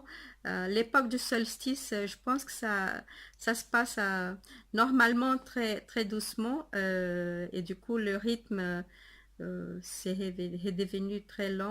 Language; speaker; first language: French; non-native, fluent; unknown